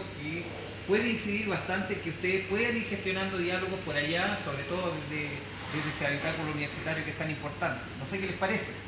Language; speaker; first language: Spanish; native; Spanish